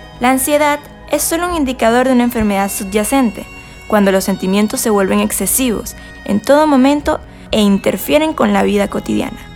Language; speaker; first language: Spanish; native; Spanish